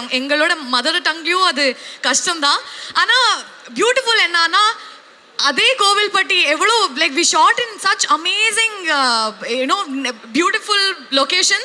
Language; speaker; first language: Tamil; non-native, learner; Kannada